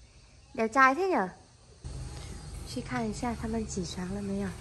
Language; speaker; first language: Chinese; non-native, fluent; Vietnamese